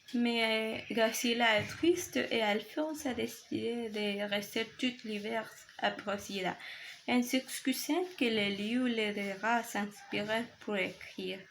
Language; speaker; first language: French; non-native, learner; Spanish